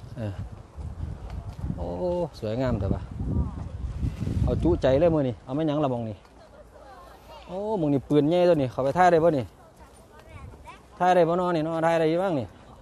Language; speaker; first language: Thai; native; Thai